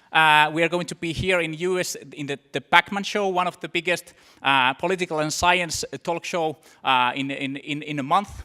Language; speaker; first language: English; non-native, fluent; Finnish